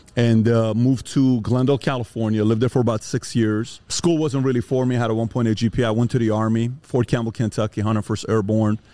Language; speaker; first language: English; early bilingual, other home language; Persian